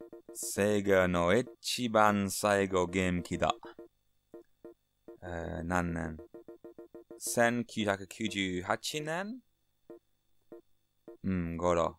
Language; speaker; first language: Japanese; non-native, learner; English